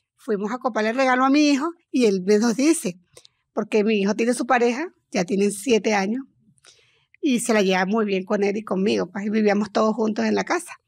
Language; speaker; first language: Spanish; native; Spanish